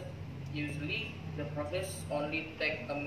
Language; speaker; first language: English; non-native, learner; Indonesian